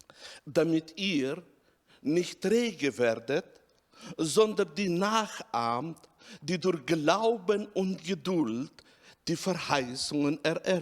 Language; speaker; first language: German; non-native, fluent; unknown